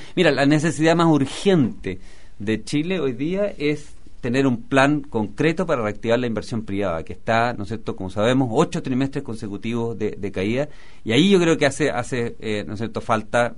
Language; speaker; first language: Spanish; native; Spanish